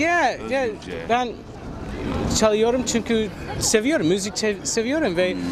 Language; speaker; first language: Turkish; non-native, learner; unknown